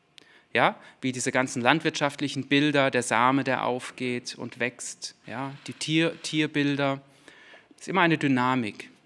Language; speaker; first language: German; native; German